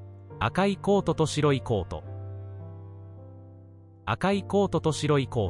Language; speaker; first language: Japanese; non-native, learner; English